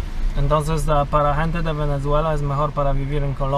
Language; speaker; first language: Spanish; non-native, learner; Polish